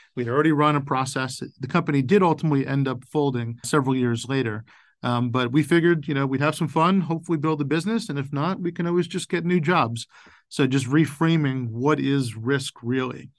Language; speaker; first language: English; native; English